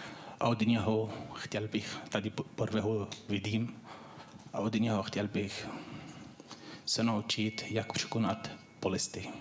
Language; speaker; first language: Czech; non-native, fluent; Arabic